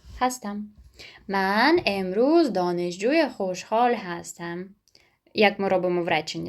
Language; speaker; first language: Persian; non-native, fluent; Ukrainian